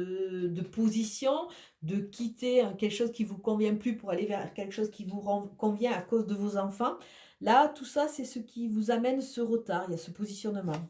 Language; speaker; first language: French; native; French